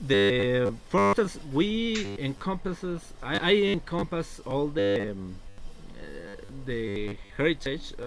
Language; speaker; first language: English; non-native, learner; Spanish